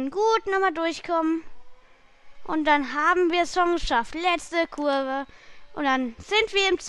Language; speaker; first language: German; native; German